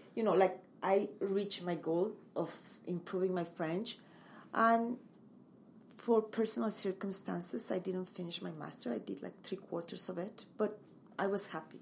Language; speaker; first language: English; non-native, fluent; Spanish